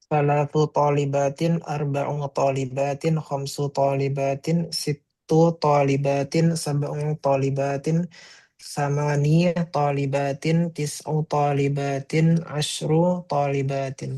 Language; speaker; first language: Arabic; non-native, learner; Indonesian